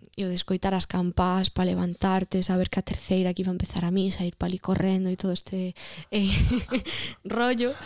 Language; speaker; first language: Galician; native; Galician